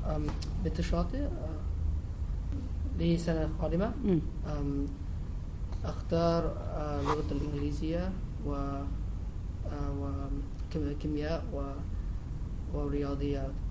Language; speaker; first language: Arabic; non-native, learner; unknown